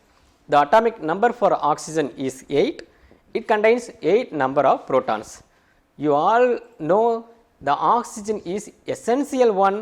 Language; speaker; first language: English; non-native, local second language; Tamil